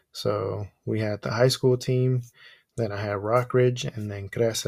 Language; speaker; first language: English; early bilingual, other home language; Spanish